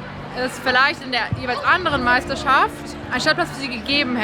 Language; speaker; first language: German; native; German